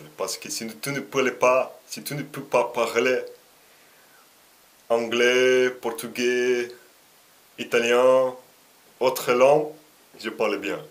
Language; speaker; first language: French; non-native, learner; Russian